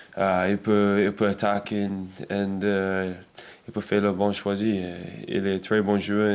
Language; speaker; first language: French; non-native, learner; English